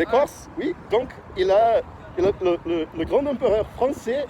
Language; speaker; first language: French; non-native, fluent; Portuguese